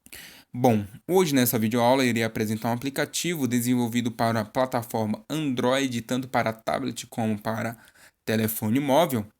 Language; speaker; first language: Portuguese; native; Portuguese